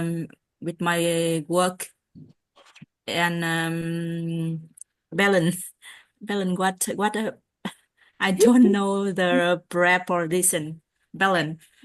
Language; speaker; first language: English; non-native, learner; Vietnamese